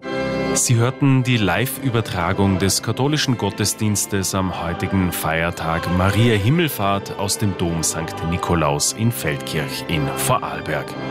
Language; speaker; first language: German; native; German